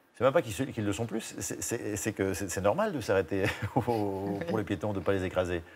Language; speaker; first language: French; native; French